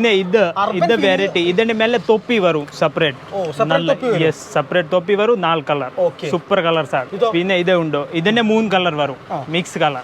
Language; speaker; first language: Malayalam; non-native, local second language; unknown